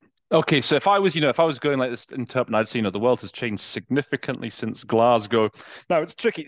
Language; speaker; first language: English; native; English